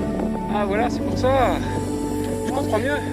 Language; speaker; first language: French; native; French